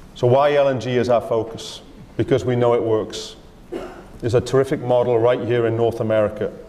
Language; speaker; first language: English; native; English